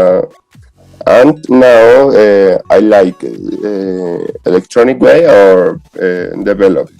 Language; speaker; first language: English; non-native, learner; Spanish